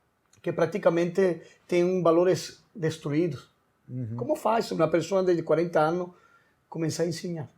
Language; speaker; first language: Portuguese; non-native, learner; Spanish